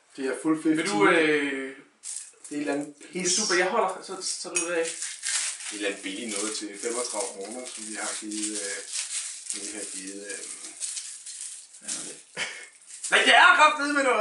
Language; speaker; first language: Danish; native; Danish